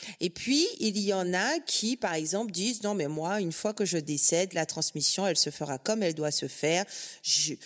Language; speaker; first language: French; native; French